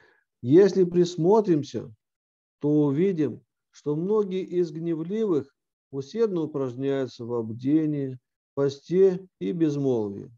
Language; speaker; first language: Russian; native; Russian